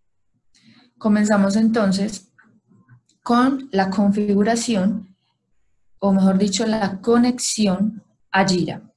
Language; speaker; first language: Spanish; native; Spanish